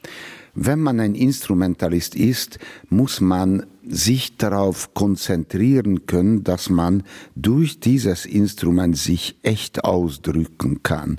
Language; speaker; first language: German; non-native, fluent; Hungarian